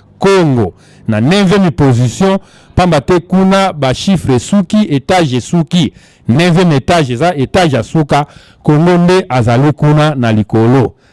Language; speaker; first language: Lingala; non-native, local second language; Kongo